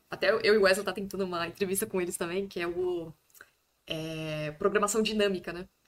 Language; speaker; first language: Portuguese; native; Portuguese